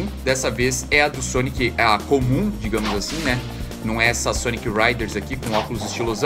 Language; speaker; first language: Portuguese; native; Portuguese